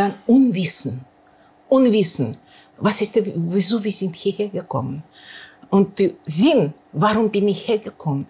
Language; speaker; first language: German; non-native, learner; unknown